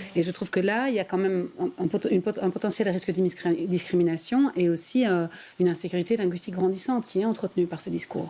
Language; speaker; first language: French; native; French